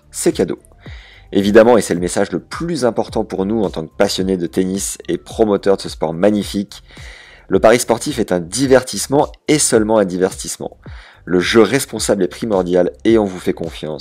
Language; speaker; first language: French; native; French